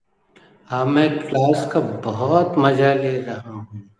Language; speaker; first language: Hindi; native; Hindi